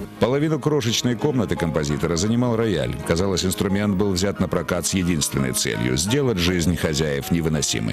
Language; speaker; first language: Russian; native; Russian